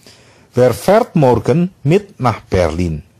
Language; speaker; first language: German; non-native, fluent; Indonesian